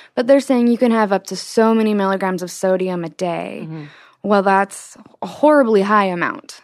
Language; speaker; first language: English; native; English